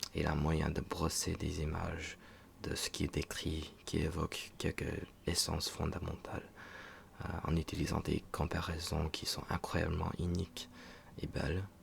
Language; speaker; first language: French; non-native, fluent; English